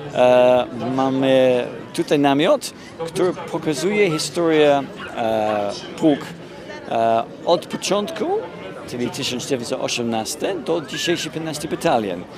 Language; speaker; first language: Polish; non-native, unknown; English